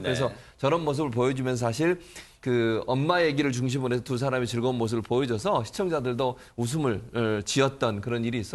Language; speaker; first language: Korean; native; Korean